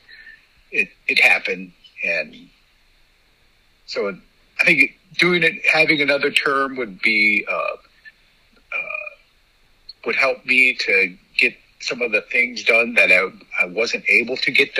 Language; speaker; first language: English; native; English